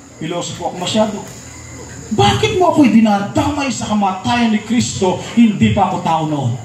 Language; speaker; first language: Filipino; non-native, local second language; Pampanga